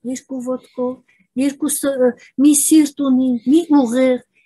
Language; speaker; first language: Armenian; non-native, local second language; Azerbaijani